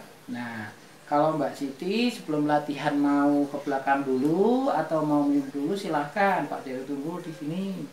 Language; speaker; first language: Indonesian; native; Indonesian